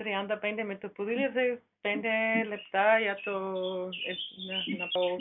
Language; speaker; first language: Greek; non-native, learner; German